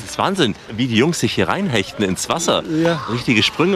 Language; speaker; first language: German; native; German